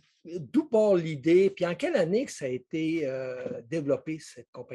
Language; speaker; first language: French; native; French